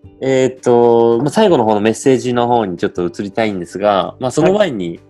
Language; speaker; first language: Japanese; native; Japanese